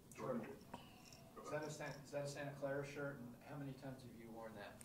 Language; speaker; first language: English; native; English